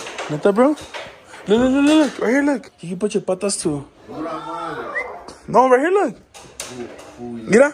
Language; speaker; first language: English; early bilingual, other home language; Spanish